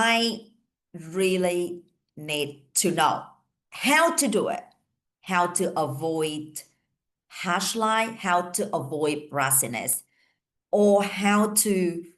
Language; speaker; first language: English; non-native, fluent; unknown